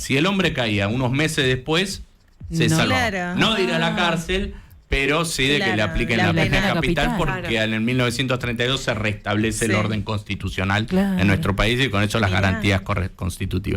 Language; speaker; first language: Spanish; native; Spanish